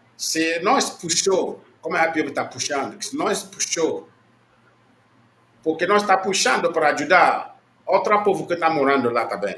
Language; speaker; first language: Portuguese; non-native, learner; Igbo